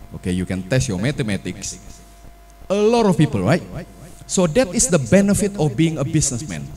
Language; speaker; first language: English; non-native, fluent; Indonesian